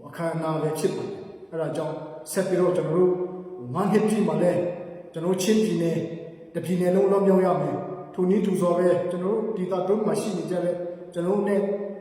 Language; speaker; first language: Burmese; non-native, local second language; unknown